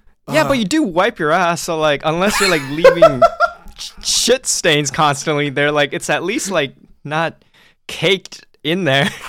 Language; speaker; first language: English; early bilingual, other home language; Chinese